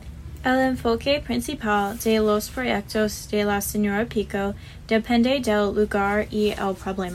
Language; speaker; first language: Spanish; non-native, learner; English